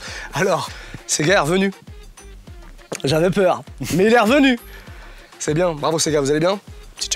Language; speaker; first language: French; native; French